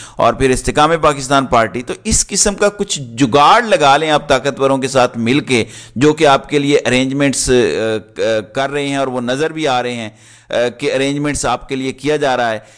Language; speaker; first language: Urdu; native; Urdu